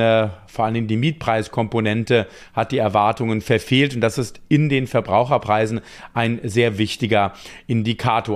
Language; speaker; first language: German; native; German